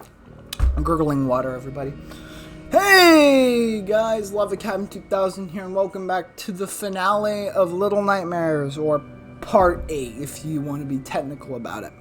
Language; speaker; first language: English; native; English